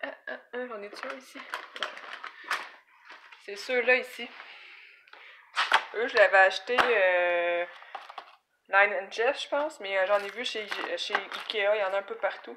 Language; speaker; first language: French; native; French